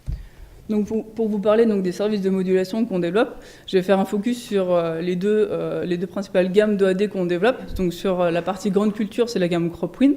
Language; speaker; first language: French; native; French